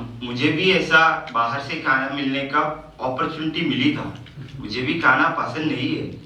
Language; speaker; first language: Hindi; non-native, local second language; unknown